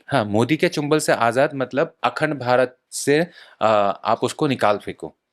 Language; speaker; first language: Hindi; non-native, local second language; Bangla